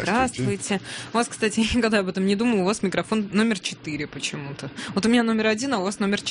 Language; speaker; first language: Russian; native; Russian